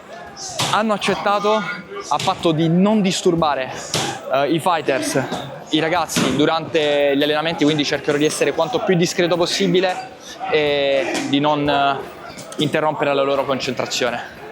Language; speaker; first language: Italian; native; Italian